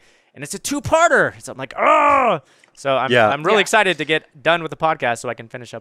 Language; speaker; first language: English; native; English